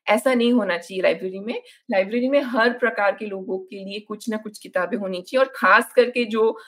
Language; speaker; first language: Hindi; non-native, local second language; Gujarati